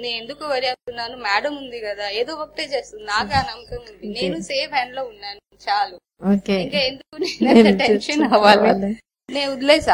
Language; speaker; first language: Telugu; non-native, learner; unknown